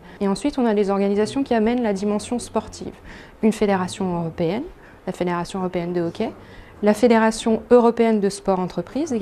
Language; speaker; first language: French; native; French